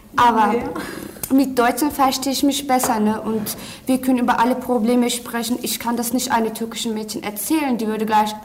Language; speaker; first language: German; early bilingual, other home language; Turkish